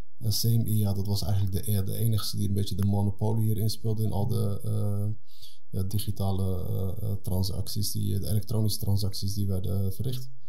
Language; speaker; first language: Dutch; early bilingual, other home language; Arabic